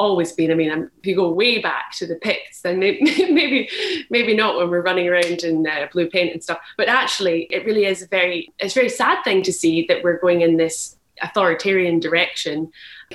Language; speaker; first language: English; native; English